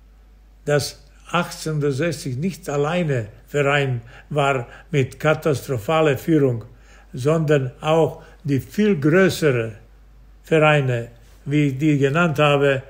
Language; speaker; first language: German; non-native, fluent; Serbian